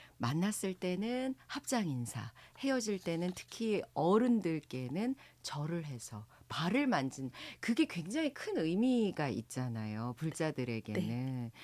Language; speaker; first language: Korean; native; Korean